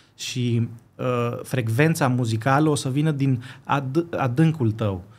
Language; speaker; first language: Romanian; early bilingual, heritage; Romanian